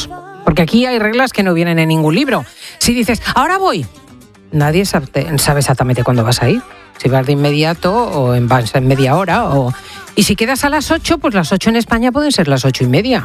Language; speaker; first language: Spanish; native; Spanish